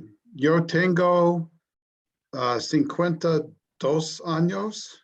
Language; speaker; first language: Spanish; non-native, learner; English